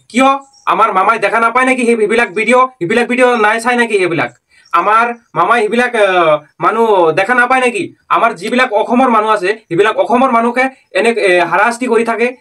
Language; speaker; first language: Assamese; non-native, local second language; Bangla